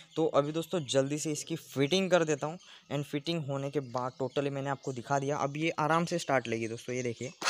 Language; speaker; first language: Hindi; non-native, local second language; Marathi